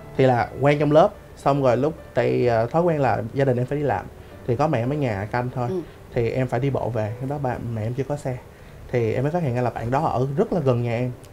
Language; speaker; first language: Vietnamese; early bilingual, other home language; English